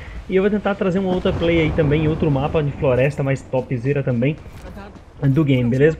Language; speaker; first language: Portuguese; native; Portuguese